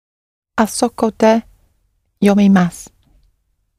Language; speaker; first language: Japanese; non-native, learner; English